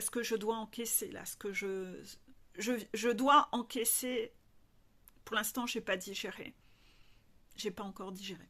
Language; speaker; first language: French; native; French